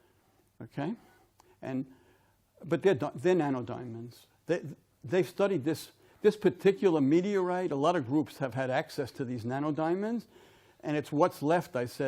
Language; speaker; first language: English; native; English